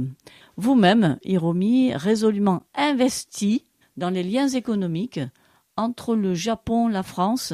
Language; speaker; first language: French; native; French